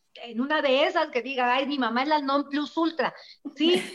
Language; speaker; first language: Spanish; native; Spanish